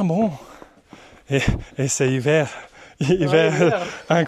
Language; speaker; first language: French; non-native, local second language; Dutch